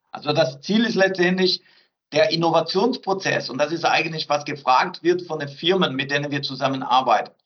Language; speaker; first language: German; non-native, fluent; Portuguese